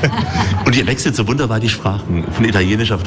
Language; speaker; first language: German; native; German